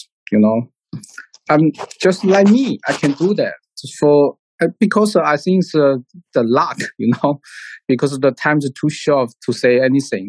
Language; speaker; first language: English; non-native, learner; Chinese